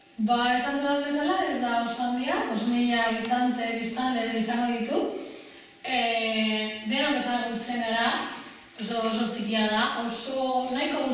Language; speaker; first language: Basque; non-native, local second language; Spanish